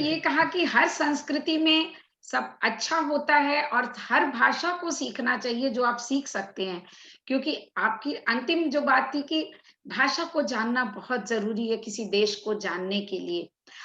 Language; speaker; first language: Hindi; native; Hindi